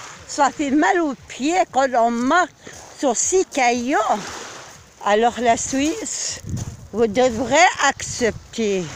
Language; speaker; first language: French; non-native, learner; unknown